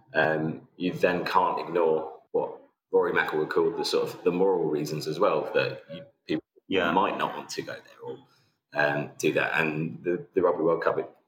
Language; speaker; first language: English; native; English